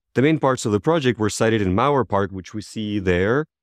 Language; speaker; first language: English; non-native, fluent; Spanish